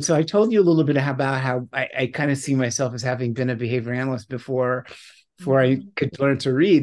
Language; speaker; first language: English; native; English